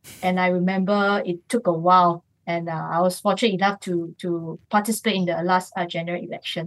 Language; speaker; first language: English; non-native, local second language; Chinese